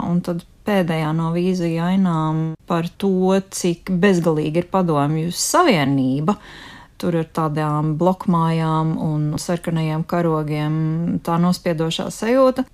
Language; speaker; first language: Latvian; native; Latvian